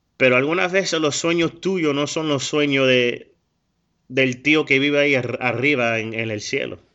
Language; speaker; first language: Spanish; early bilingual, heritage; Spanish